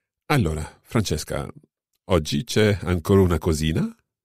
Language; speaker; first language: Italian; non-native, fluent; English